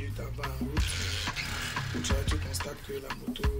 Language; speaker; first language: French; non-native, local second language; English